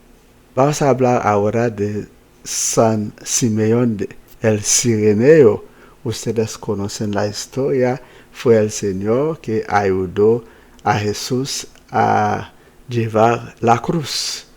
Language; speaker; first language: Spanish; non-native, fluent; Haitian Creole